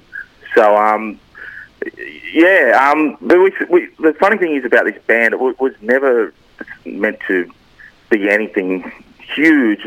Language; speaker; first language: English; native; English